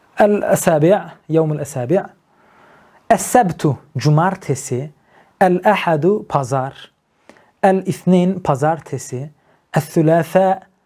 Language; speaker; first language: Arabic; non-native, learner; Turkish